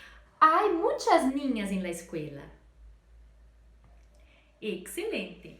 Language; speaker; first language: Spanish; non-native, fluent; Portuguese